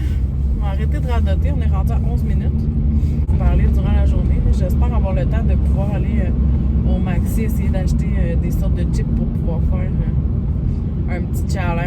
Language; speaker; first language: French; native; French